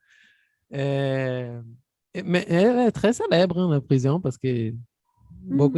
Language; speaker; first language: French; non-native, fluent; Portuguese